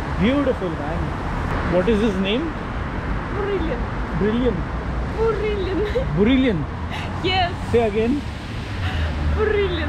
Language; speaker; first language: English; non-native, local second language; Hindi